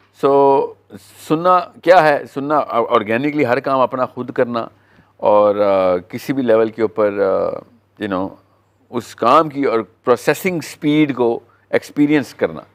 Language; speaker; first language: Hindi; native; Hindi